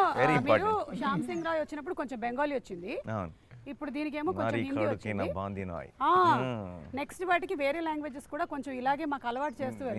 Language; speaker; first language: Telugu; native; Telugu